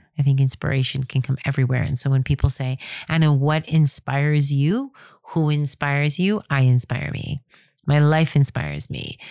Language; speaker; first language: English; native; English